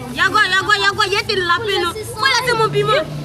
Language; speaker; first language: French; non-native, local second language; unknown